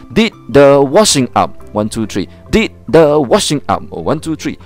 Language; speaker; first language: English; non-native, local second language; Chinese